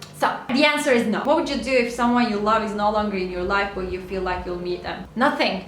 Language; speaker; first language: English; non-native, fluent; Turkish